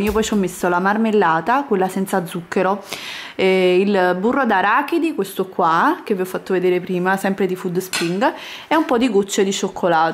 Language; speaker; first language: Italian; native; Italian